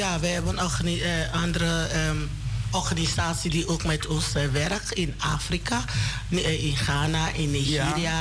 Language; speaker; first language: Dutch; non-native, learner; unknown